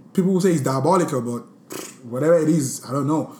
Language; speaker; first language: English; non-native, local second language; Yoruba